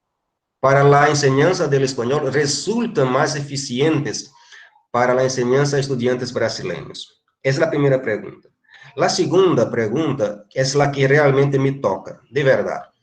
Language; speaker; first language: Spanish; non-native, fluent; Portuguese